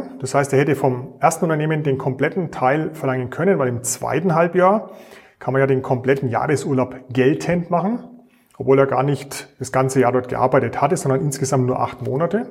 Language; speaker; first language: German; native; German